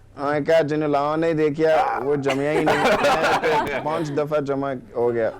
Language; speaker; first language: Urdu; non-native, fluent; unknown